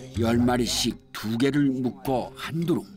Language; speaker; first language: Korean; native; Korean